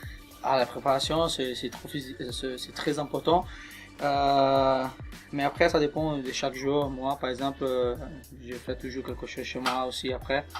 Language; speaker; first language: French; non-native, fluent; Portuguese